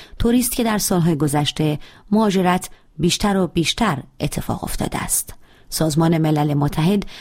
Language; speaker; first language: Persian; native; Persian